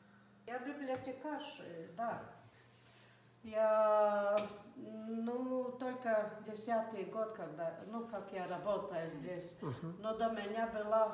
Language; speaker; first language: Russian; non-native, fluent; Latvian